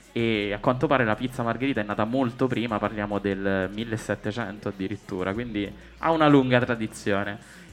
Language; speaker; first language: Italian; native; Italian